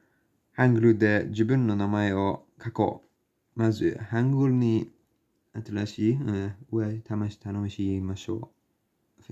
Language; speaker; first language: Japanese; non-native, learner; English